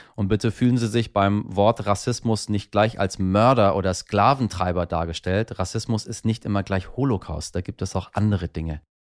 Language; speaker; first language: German; early bilingual, other home language; Persian